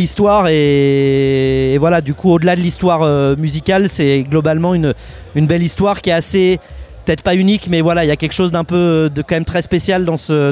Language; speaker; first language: French; native; French